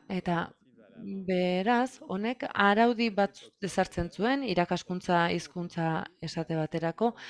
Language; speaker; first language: Basque; non-native, fluent; French